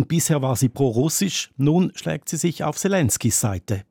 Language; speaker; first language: German; native; German